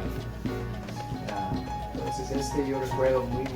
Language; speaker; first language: Spanish; non-native, learner; English